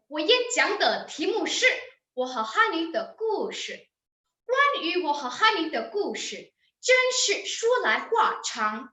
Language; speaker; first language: Chinese; non-native, learner; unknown